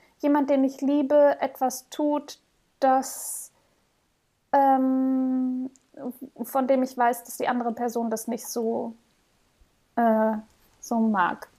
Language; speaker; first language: German; early bilingual, heritage; German